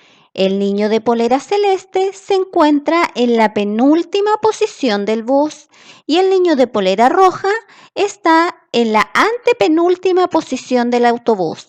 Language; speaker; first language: Spanish; native; Spanish